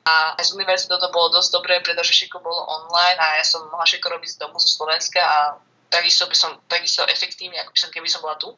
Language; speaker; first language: Slovak; native; Slovak